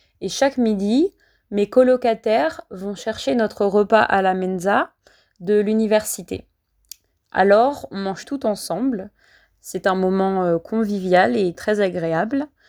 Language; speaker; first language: French; native; French